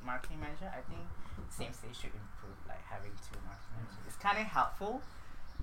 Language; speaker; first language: English; non-native, local second language; Malay